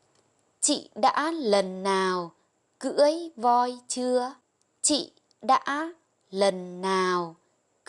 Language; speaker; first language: Vietnamese; non-native, fluent; Lao